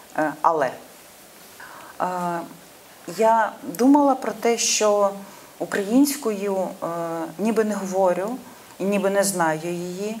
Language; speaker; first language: Ukrainian; non-native, local second language; Russian